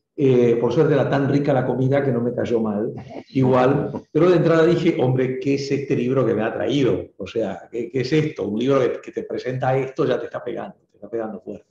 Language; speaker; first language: Spanish; native; Spanish